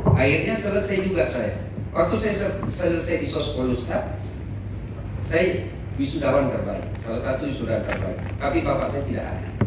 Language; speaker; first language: Indonesian; non-native, local second language; Buginese